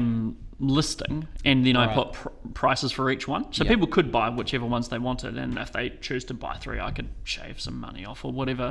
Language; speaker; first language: English; native; English